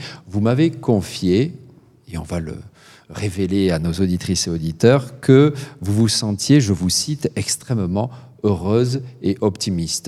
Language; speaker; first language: French; native; French